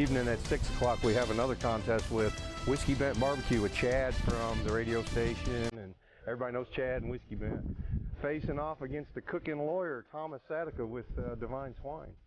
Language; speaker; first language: English; native; English